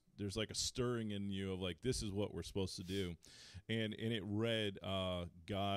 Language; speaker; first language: English; native; English